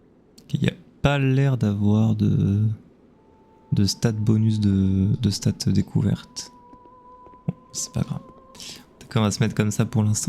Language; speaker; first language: French; native; French